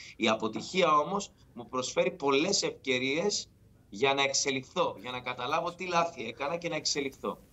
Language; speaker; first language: Greek; native; Greek